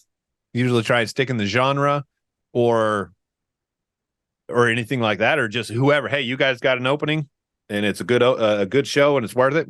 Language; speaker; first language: English; native; English